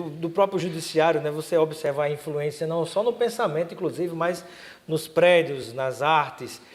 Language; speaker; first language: Portuguese; native; Portuguese